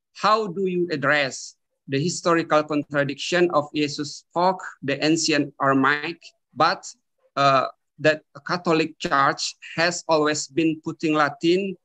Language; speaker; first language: English; non-native, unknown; Indonesian